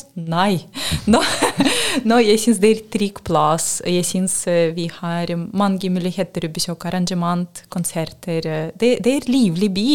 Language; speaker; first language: Norwegian; non-native, learner; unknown